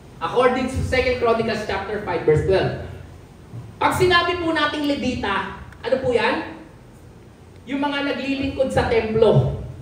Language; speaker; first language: Filipino; native; Filipino